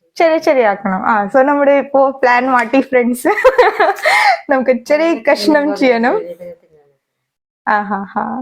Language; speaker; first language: Malayalam; non-native, learner; Hindi